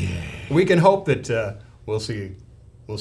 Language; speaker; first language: English; native; English